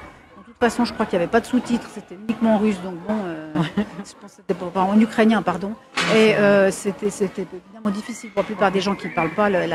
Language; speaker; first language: French; native; French